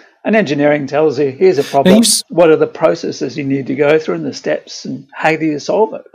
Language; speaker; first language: English; native; English